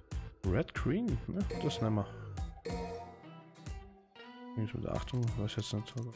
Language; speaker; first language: German; native; German